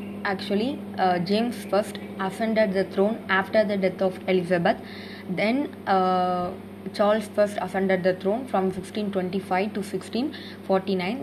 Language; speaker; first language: English; non-native, local second language; Tamil